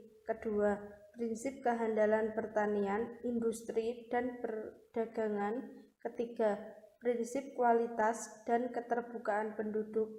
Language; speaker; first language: Indonesian; native; Indonesian